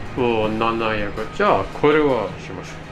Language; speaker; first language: Japanese; non-native, learner; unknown